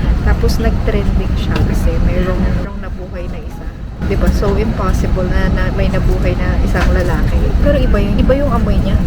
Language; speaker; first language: Filipino; native; Filipino